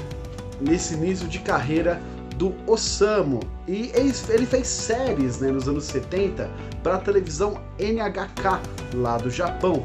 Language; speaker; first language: Portuguese; native; Portuguese